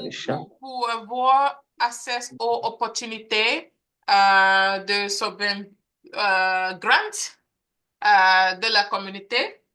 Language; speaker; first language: French; non-native, learner; English